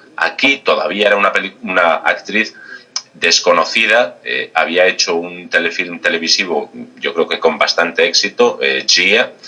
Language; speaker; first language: Spanish; native; Spanish